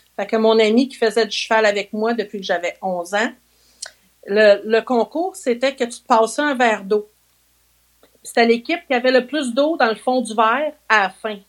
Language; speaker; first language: French; native; French